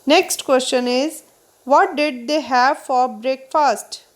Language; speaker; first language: English; non-native, local second language; Punjabi